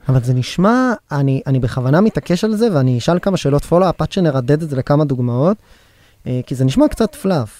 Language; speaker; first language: Hebrew; native; Hebrew